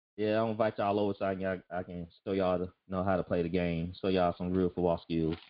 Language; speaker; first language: English; native; English